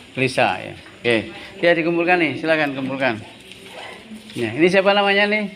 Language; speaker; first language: Indonesian; native; Indonesian